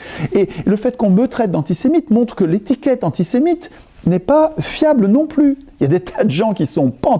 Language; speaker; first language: French; native; French